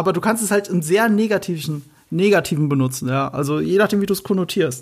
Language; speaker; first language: German; native; German